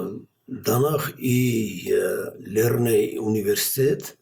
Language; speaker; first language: German; non-native, learner; Armenian